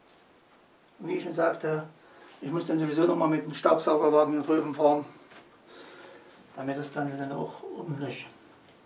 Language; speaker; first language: German; native; German